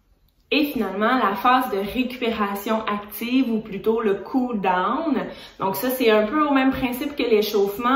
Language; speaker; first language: French; native; French